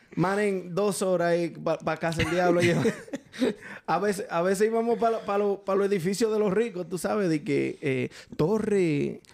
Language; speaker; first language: Spanish; native; Spanish